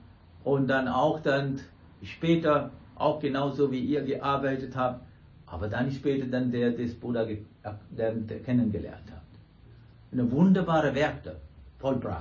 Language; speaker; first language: German; non-native, fluent; Sinhala